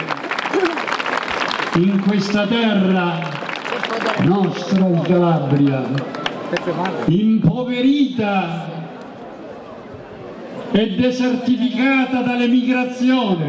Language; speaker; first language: Italian; native; Italian